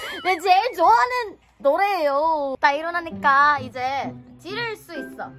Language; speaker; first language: Korean; non-native, learner; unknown